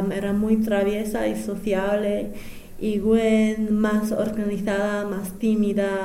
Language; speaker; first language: Spanish; non-native, fluent; English